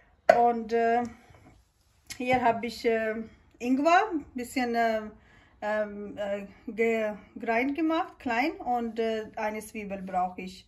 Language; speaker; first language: German; non-native, learner; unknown